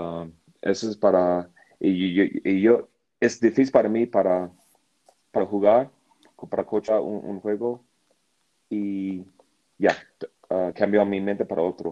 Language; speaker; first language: Spanish; non-native, learner; English